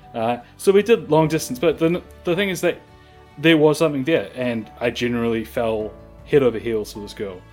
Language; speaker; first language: English; native; English